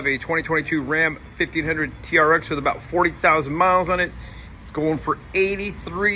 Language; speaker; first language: English; native; English